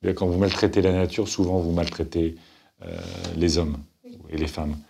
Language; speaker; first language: French; native; French